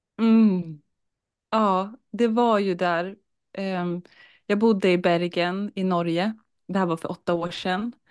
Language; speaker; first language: Swedish; native; Swedish